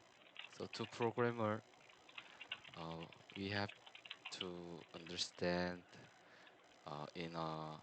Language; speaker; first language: English; non-native, learner; Korean